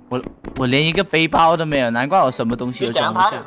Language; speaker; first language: Chinese; native; Chinese